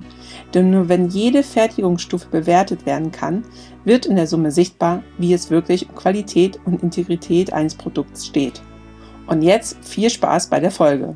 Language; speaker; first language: German; native; German